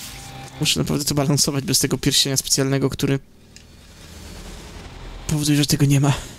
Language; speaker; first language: Polish; native; Polish